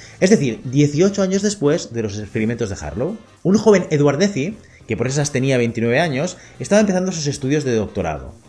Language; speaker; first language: Spanish; native; Spanish